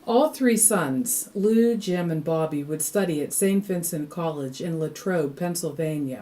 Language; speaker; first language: English; native; English